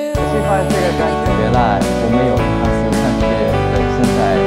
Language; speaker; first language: Chinese; non-native, learner; Japanese